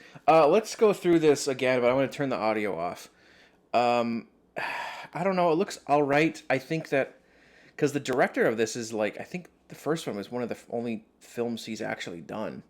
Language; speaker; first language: English; native; English